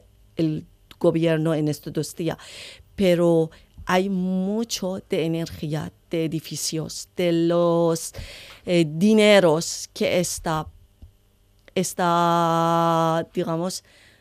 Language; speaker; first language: Spanish; non-native, learner; Persian